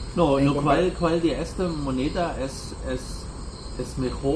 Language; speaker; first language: Spanish; non-native, learner; German